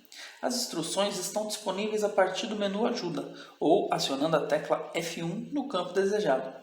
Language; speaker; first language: Portuguese; native; Portuguese